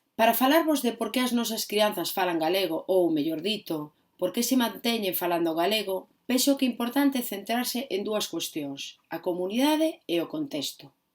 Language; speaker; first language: Galician; non-native, local second language; Spanish